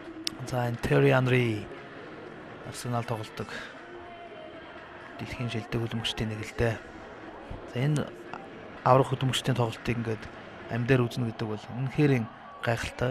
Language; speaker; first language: Mongolian; native; Mongolian